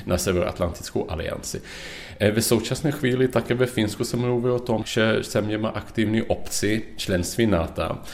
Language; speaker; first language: Czech; non-native, fluent; Swedish